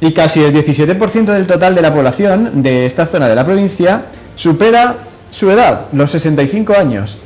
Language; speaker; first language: Spanish; native; Spanish